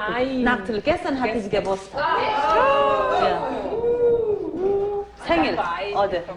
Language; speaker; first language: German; non-native, fluent; Korean